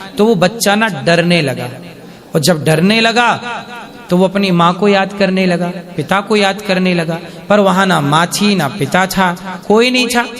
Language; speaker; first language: Hindi; native; Hindi